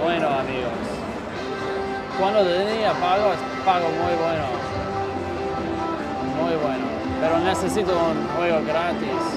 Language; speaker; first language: Spanish; non-native, learner; English